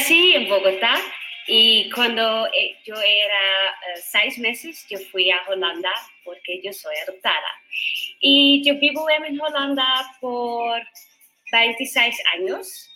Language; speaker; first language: Spanish; non-native, learner; Dutch